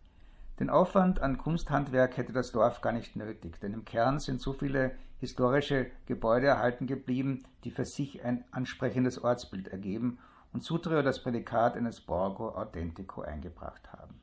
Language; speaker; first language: German; native; German